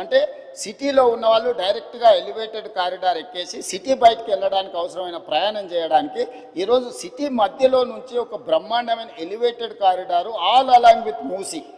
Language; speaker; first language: Telugu; native; Telugu